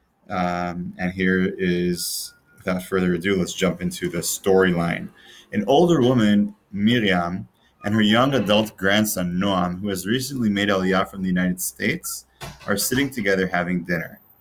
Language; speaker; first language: English; native; English